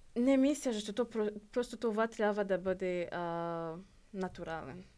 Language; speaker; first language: Bulgarian; non-native, learner; Rundi